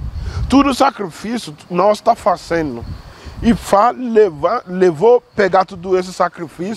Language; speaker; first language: Portuguese; non-native, learner; Yoruba